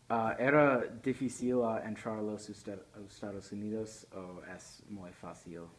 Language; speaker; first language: Spanish; non-native, learner; English